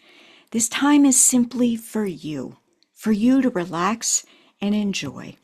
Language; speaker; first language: English; native; English